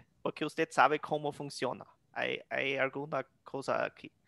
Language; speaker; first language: Spanish; non-native, fluent; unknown